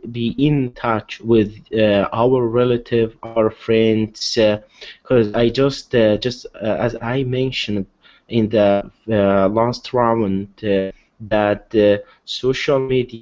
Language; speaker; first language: English; non-native, learner; Arabic